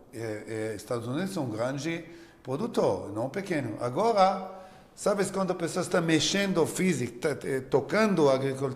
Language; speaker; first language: Portuguese; non-native, learner; Hebrew